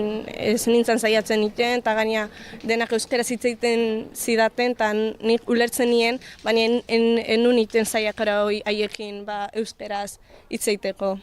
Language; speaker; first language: Basque; early bilingual, other home language; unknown